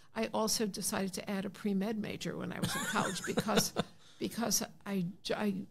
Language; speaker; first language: English; native; English